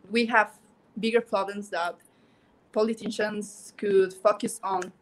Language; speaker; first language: English; non-native, learner; Spanish